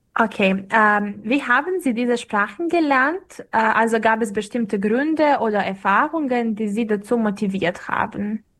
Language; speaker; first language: German; non-native, fluent; Serbian